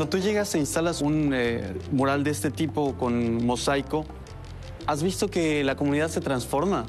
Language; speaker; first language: Portuguese; non-native, learner; Spanish